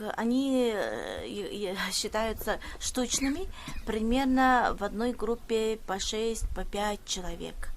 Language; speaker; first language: Russian; non-native, local second language; Yakut